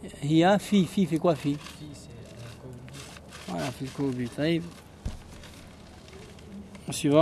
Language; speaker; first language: Arabic; non-native, learner; French